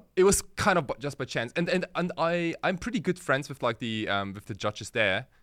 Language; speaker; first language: English; early bilingual, other home language; Japanese